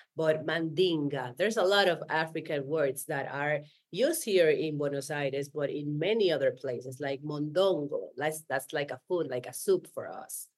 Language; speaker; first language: English; non-native, fluent; Spanish